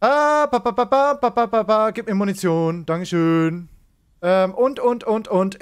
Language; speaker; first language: German; native; German